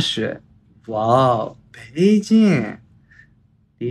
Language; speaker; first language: Chinese; non-native, learner; Japanese